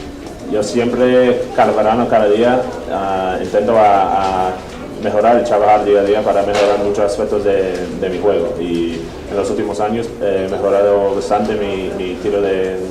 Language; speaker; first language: Spanish; non-native, fluent; English